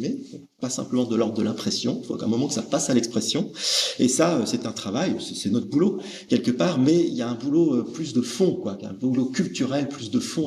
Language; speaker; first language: French; native; French